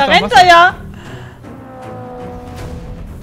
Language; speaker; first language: German; native; German